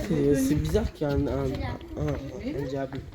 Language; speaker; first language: French; native; French